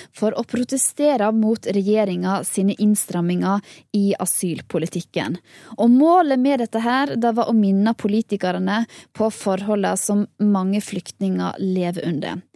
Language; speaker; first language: Norwegian; native; Norwegian